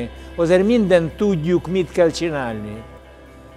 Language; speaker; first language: Hungarian; non-native, learner; Russian